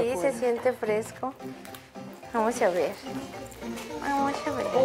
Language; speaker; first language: Spanish; non-native, learner; Korean